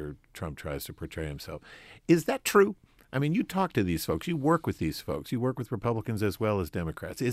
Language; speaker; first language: English; native; English